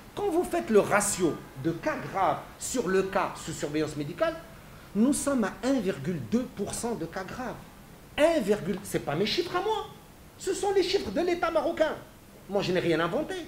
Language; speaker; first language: French; non-native, local second language; Arabic